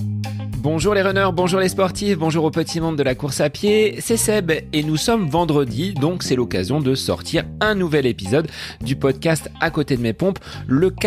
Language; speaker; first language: French; native; French